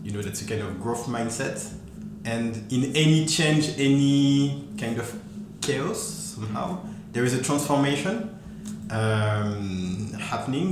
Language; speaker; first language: English; non-native, fluent; French